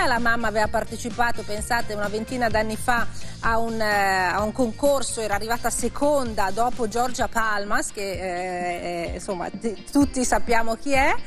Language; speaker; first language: Italian; native; Italian